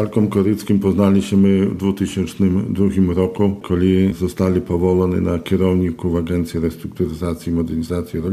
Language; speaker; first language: Polish; non-native, local second language; Belarusian